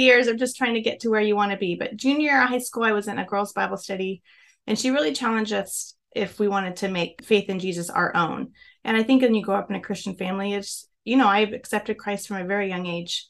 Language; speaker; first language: English; native; English